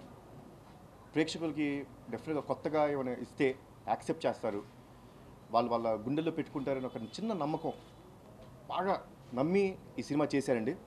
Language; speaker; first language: Telugu; native; Telugu